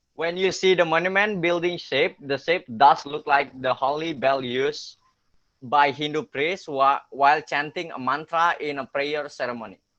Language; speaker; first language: English; non-native, learner; Indonesian